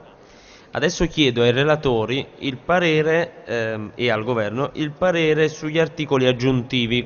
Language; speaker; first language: Italian; native; Italian